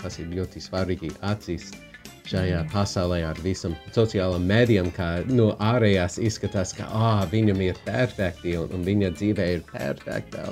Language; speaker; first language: Latvian; non-native, fluent; English